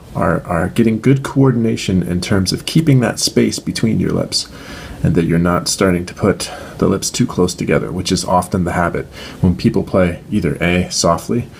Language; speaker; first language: English; native; English